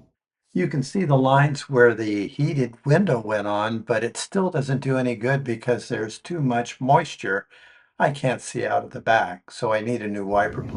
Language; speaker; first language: English; native; English